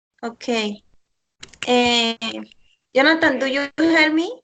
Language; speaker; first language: English; non-native, learner; Spanish